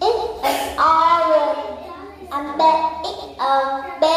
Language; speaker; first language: English; non-native, learner; Vietnamese